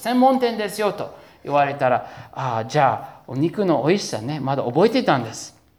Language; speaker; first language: Japanese; non-native, fluent; English